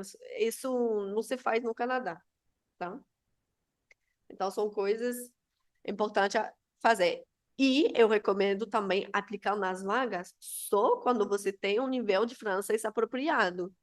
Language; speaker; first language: Portuguese; non-native, fluent; Spanish